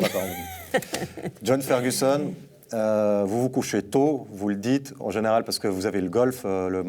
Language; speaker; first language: French; native; French